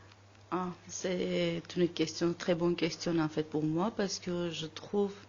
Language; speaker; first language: French; non-native, learner; Armenian